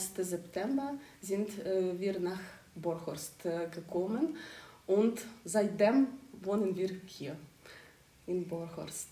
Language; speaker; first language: German; non-native, learner; Ukrainian